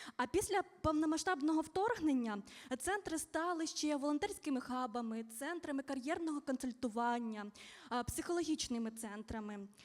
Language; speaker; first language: Ukrainian; native; Ukrainian